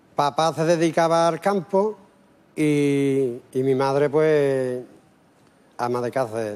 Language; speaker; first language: Spanish; native; Spanish